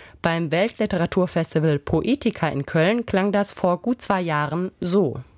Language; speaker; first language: German; native; German